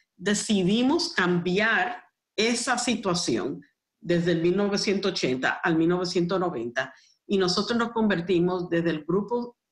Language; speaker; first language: Spanish; early bilingual, heritage; Spanish